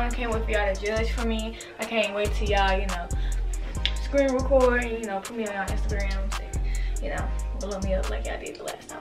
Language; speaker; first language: English; native; English